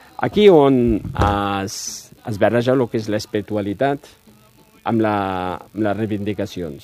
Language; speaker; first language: Catalan; non-native, fluent; Riffian